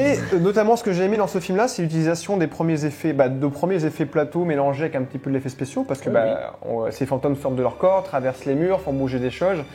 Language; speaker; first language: French; native; French